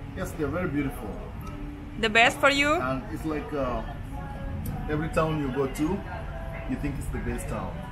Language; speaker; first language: English; native; English